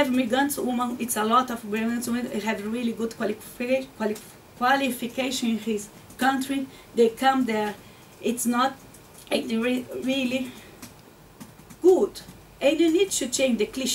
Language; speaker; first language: English; non-native, learner; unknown